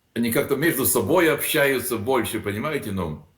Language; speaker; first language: Russian; non-native, local second language; Latvian